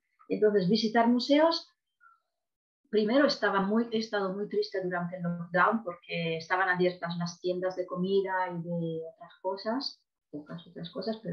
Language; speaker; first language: Spanish; non-native, fluent; Italian